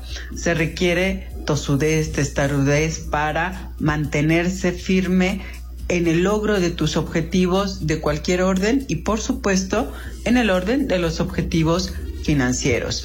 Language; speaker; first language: Spanish; native; Spanish